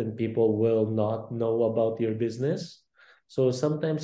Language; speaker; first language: English; non-native, local second language; Filipino